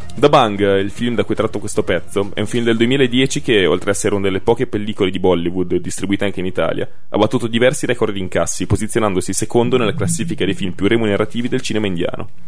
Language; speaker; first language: Italian; native; Italian